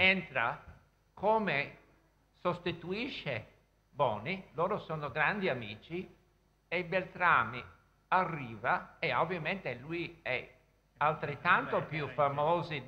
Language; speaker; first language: Italian; non-native, fluent; English